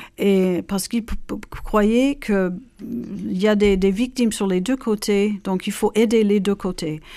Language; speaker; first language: French; non-native, fluent; English